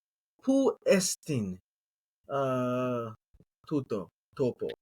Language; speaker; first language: Greek; non-native, learner; English